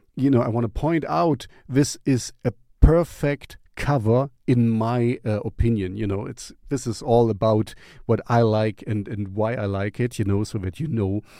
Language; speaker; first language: English; non-native, fluent; German